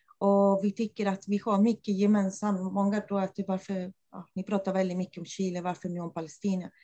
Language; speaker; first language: Swedish; non-native, fluent; Spanish